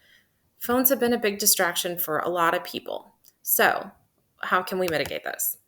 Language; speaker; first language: English; native; English